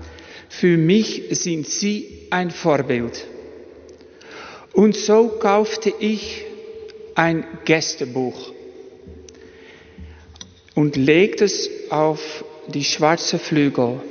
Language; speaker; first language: German; non-native, fluent; Dutch